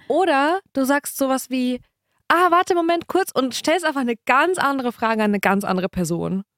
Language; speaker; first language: German; early bilingual, other home language; Russian